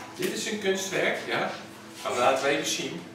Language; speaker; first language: Dutch; native; Dutch